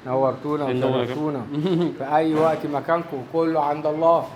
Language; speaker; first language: Arabic; native; Arabic